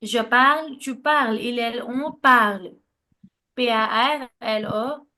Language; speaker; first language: French; non-native, learner; Nepali